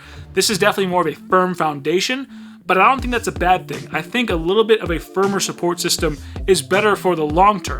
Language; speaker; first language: English; native; English